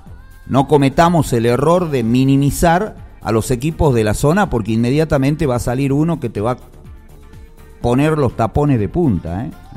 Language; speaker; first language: Spanish; native; Spanish